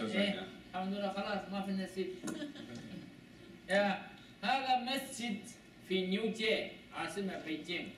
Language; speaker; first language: Arabic; non-native, learner; Chinese